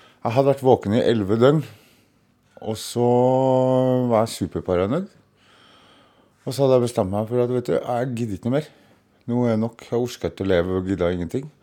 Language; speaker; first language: Norwegian; native; Norwegian